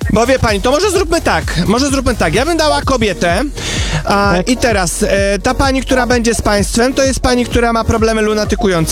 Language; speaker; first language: Polish; native; Polish